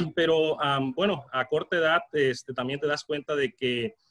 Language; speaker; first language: Spanish; native; Spanish